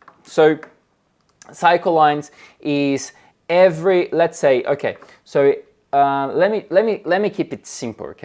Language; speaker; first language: English; non-native, fluent; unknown